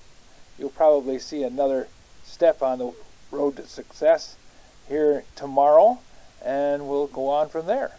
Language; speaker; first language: English; native; English